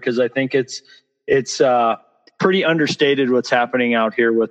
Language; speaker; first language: English; native; English